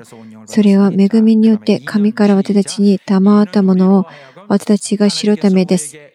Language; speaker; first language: Japanese; non-native, fluent; Korean